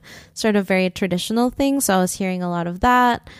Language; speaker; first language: English; early bilingual, other home language; Spanish